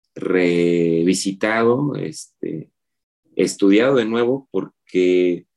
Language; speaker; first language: Spanish; native; Spanish